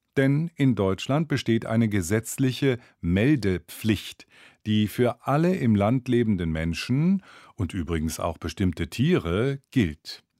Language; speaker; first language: German; native; German